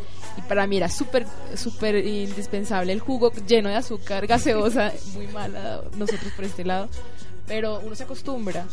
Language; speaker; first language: Spanish; native; Spanish